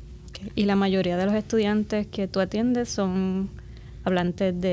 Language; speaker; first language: Spanish; native; Spanish